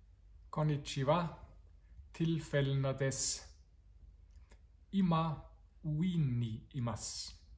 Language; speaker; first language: Japanese; non-native, learner; German